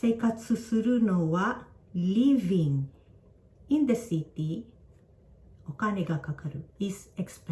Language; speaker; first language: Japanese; non-native, fluent; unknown